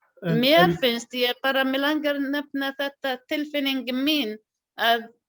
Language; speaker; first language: Icelandic; non-native, learner; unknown